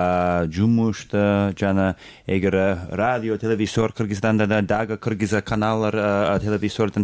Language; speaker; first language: Kyrgyz; non-native, learner; English